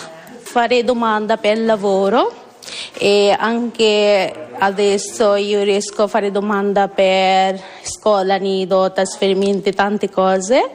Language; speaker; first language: Italian; non-native, learner; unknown